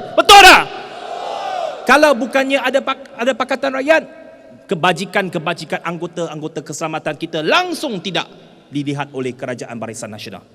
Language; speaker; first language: Malay; non-native, local second language; Chinese